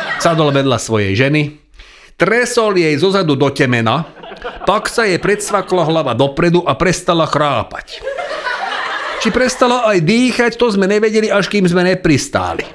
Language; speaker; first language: Slovak; non-native, local second language; Hungarian